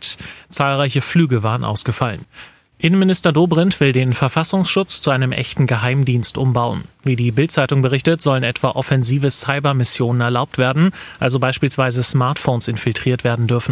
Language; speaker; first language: German; native; German